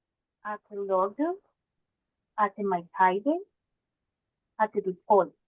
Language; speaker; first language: Portuguese; non-native, learner; Spanish